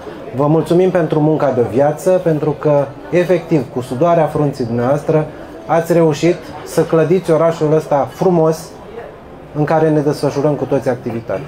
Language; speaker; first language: Romanian; native; Romanian